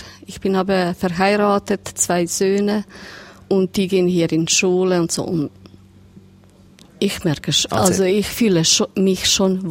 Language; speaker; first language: German; non-native, learner; Serbian